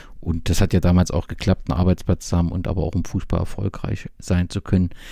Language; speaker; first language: German; native; German